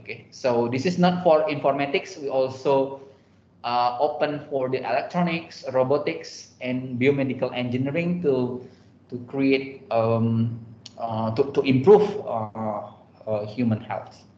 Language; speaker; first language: English; non-native, fluent; Indonesian